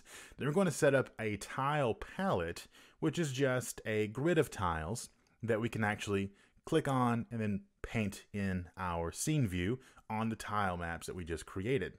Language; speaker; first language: English; native; English